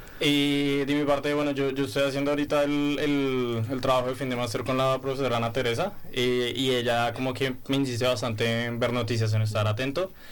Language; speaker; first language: Spanish; native; Spanish